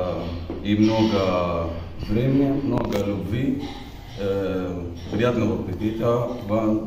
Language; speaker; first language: Russian; non-native, fluent; Arabic